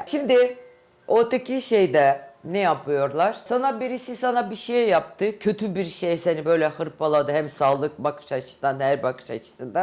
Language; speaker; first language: Turkish; non-native, fluent; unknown